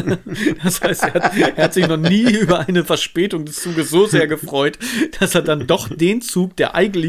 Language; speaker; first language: German; native; German